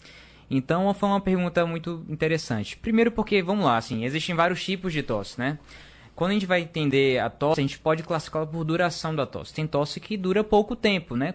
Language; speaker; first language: Portuguese; native; Portuguese